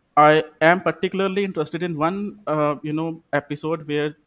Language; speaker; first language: English; non-native, local second language; Punjabi